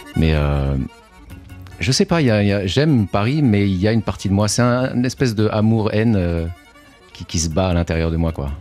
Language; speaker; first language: French; native; French